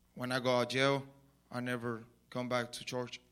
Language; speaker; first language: English; non-native, learner; Spanish